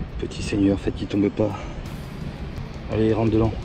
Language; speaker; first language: French; native; French